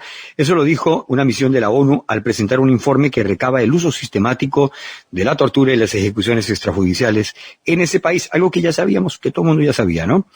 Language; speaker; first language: Spanish; native; Spanish